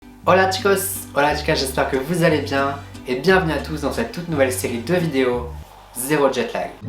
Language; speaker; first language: French; native; French